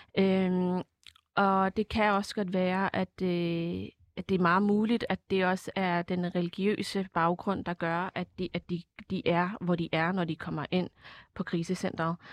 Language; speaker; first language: Danish; early bilingual, other home language; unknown